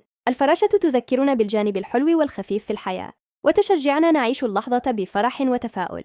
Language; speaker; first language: Arabic; native; Arabic